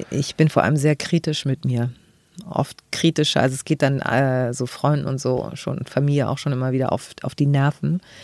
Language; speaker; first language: German; early bilingual, other home language; Greek